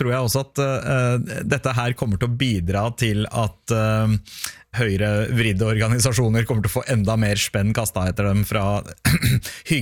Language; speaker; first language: Norwegian; native; Norwegian